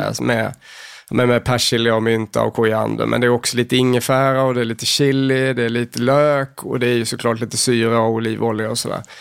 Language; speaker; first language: Swedish; native; Swedish